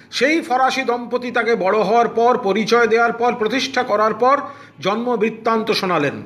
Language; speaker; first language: Bangla; native; Bangla